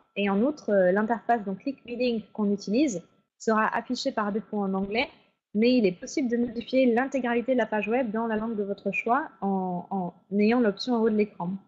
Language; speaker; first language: French; native; French